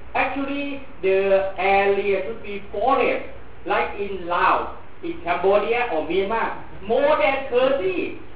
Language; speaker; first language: English; non-native, fluent; Thai